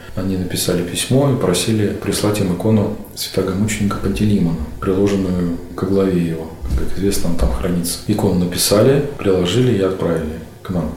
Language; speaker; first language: Russian; native; Russian